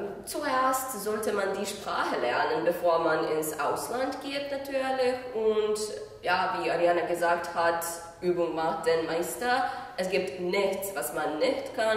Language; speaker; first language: German; non-native, fluent; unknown